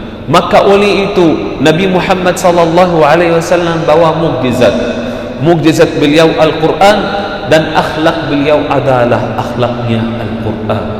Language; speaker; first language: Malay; non-native, fluent; Arabic